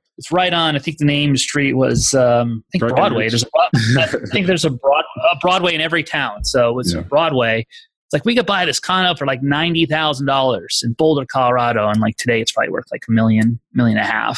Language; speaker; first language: English; native; English